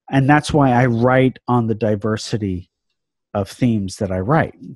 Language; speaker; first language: English; native; English